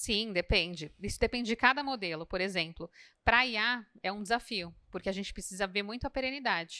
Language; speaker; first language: Portuguese; native; Portuguese